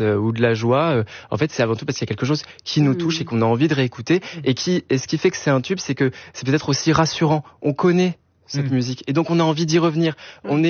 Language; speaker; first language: French; native; French